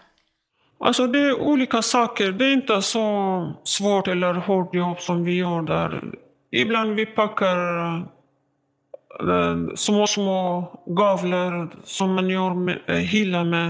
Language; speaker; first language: Swedish; non-native, learner; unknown